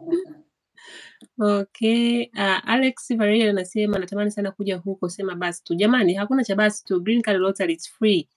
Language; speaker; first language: Swahili; native; Swahili